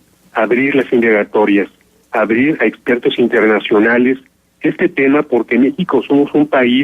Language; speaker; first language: Spanish; native; Spanish